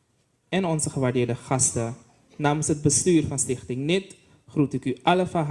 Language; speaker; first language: Dutch; native; Dutch